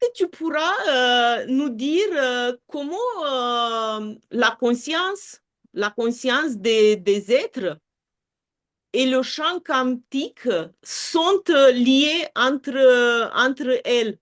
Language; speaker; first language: French; non-native, fluent; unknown